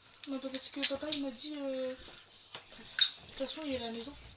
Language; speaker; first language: French; native; French